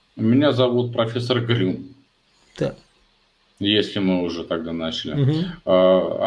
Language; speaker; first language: Russian; native; Russian